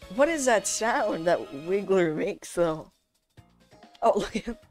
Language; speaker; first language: English; native; English